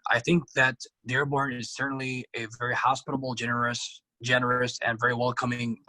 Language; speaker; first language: English; non-native, fluent; Arabic